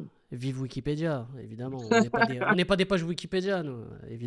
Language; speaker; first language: French; native; French